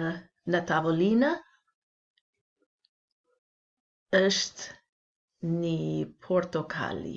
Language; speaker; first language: Albanian; non-native, learner; English